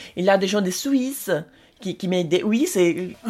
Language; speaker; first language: French; non-native, learner; Portuguese